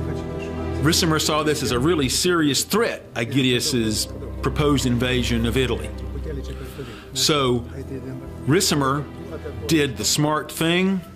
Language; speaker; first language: English; native; English